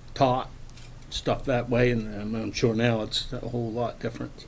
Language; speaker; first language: English; native; English